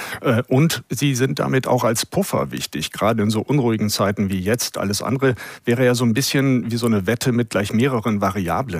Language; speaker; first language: German; native; German